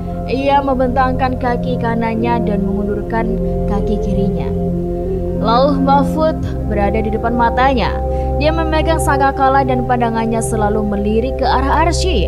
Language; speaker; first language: Indonesian; native; Indonesian